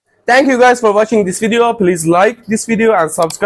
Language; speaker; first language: English; non-native, learner; Persian